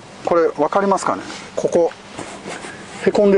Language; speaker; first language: Japanese; native; Japanese